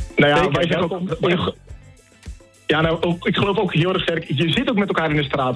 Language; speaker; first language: Dutch; native; Dutch